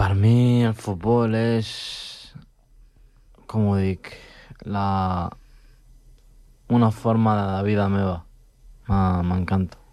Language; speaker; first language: Catalan; non-native, local second language; Spanish